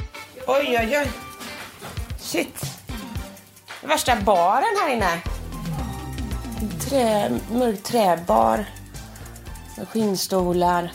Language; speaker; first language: Swedish; non-native, fluent; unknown